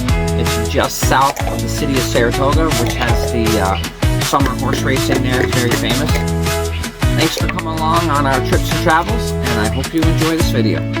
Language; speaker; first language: English; native; English